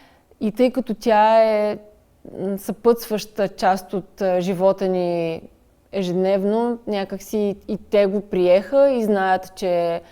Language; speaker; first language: Bulgarian; native; Bulgarian